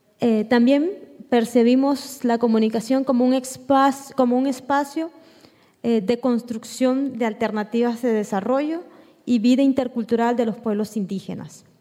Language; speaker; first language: Spanish; non-native, local second language; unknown